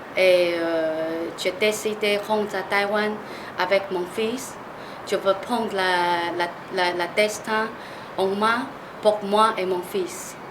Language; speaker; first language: French; non-native, learner; Chinese